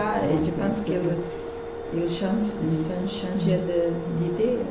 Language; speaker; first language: French; non-native, learner; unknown